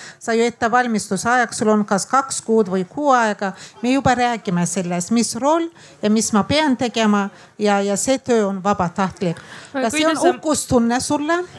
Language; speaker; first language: Estonian; non-native, fluent; Azerbaijani